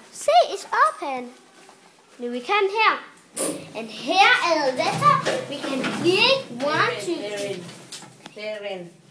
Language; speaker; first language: English; non-native, learner; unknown